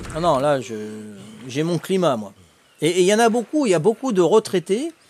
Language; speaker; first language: French; native; French